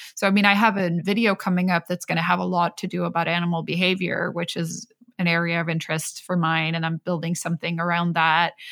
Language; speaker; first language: English; non-native, fluent; Swedish